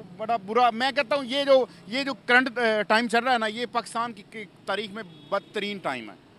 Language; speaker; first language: Urdu; non-native, local second language; Punjabi